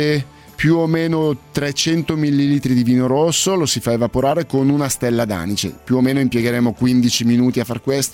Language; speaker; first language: Italian; native; Italian